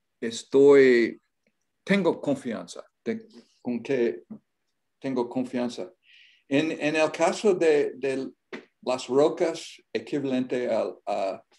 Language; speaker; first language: Spanish; non-native, learner; English